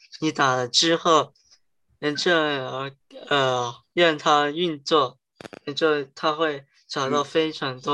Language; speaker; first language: Chinese; early bilingual, heritage; Chinese